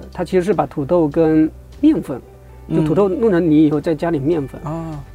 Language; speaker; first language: Chinese; native; Chinese